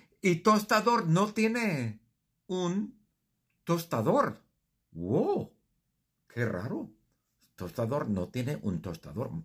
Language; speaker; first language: Spanish; non-native, fluent; English